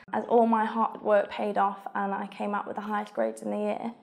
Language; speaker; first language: English; native; English